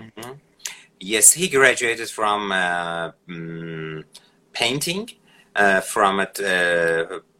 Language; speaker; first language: English; non-native, fluent; Persian